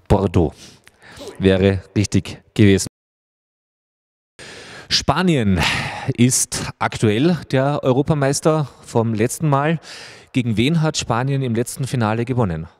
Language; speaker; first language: German; native; German